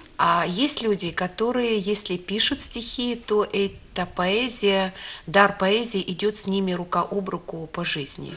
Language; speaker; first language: Russian; native; Russian